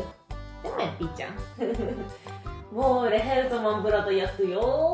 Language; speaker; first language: Turkish; non-native, learner; Japanese